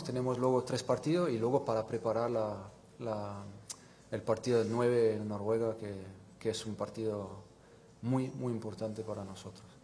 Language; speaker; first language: Spanish; non-native, fluent; French